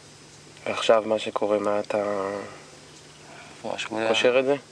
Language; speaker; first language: Hebrew; native; Hebrew